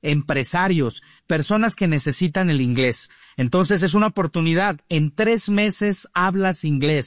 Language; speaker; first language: Spanish; native; Spanish